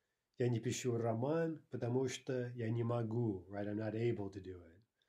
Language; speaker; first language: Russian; non-native, fluent; English